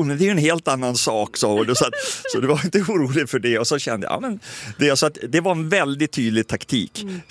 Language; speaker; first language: Swedish; native; Swedish